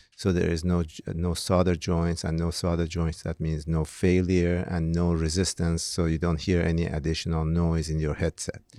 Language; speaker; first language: English; non-native, fluent; Persian